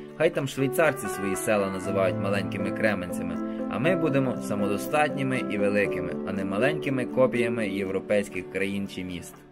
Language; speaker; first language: Ukrainian; native; Ukrainian